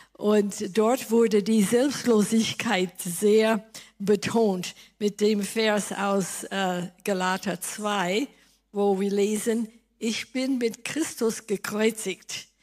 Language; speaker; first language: German; non-native, fluent; English